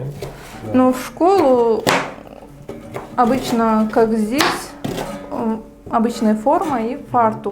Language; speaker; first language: Russian; non-native, fluent; Uzbek